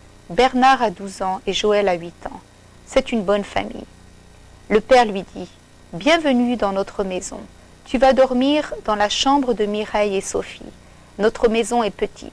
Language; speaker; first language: French; non-native, fluent; English